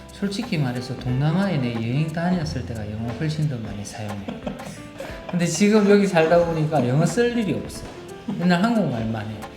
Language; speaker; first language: Korean; native; Korean